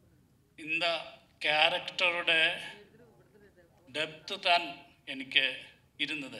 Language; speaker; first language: Tamil; non-native, learner; Malayalam